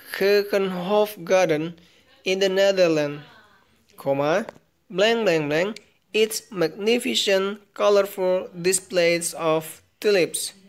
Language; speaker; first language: English; non-native, fluent; Indonesian